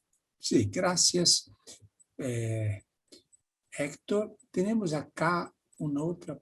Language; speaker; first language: Spanish; non-native, fluent; Portuguese